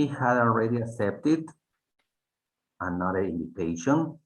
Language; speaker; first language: English; non-native, fluent; Spanish